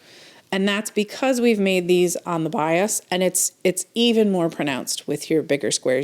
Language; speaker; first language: English; native; English